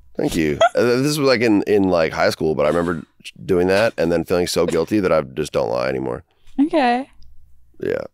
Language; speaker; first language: English; native; English